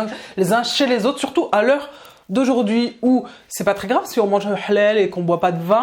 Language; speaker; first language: French; native; French